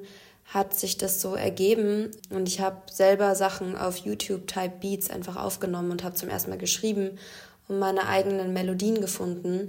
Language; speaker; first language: German; native; German